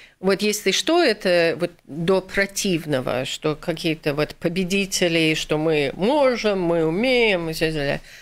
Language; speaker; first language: Russian; non-native, fluent; English